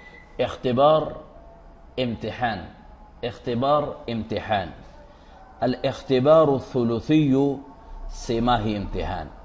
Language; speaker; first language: Arabic; non-native, fluent; Urdu